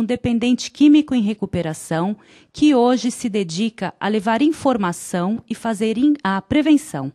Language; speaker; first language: Portuguese; native; Portuguese